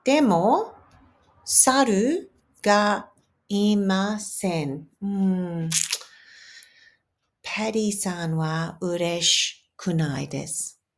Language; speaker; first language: Japanese; non-native, fluent; English